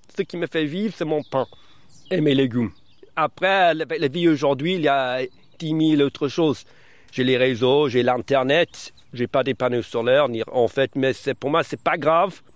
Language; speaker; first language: French; early bilingual, other home language; English